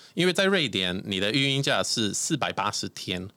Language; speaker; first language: Chinese; non-native, fluent; Swedish